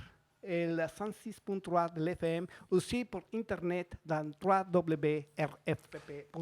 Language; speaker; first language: French; non-native, fluent; Spanish